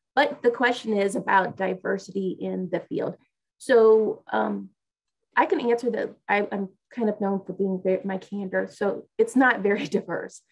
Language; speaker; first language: English; native; English